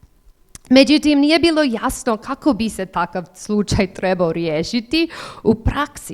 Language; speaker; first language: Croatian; non-native, fluent; English